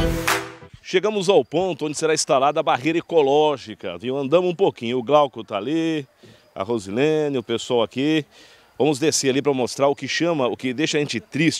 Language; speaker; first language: Portuguese; native; Portuguese